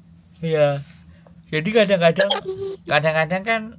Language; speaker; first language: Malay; non-native, local second language; Javanese